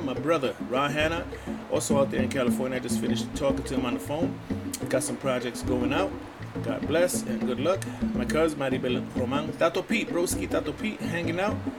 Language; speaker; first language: English; early bilingual, other home language; Spanish